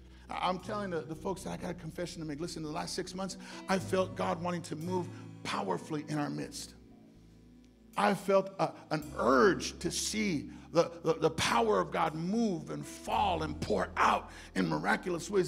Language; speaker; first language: English; early bilingual, other home language; Spanish